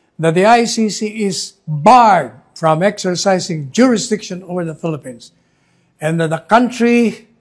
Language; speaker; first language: English; non-native, local second language; Filipino